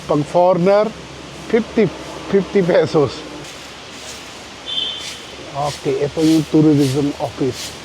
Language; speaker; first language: Filipino; non-native, learner; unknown